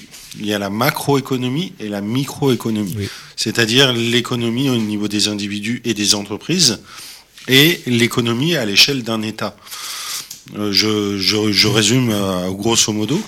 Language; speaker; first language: French; native; French